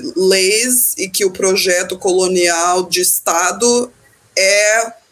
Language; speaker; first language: Portuguese; early bilingual, heritage; Portuguese